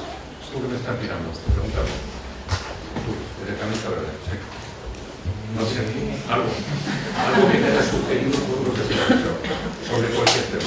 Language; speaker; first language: Spanish; native; Spanish